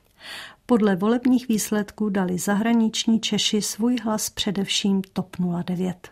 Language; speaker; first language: Czech; native; Czech